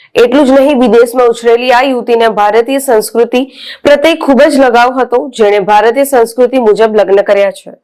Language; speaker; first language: Gujarati; native; Gujarati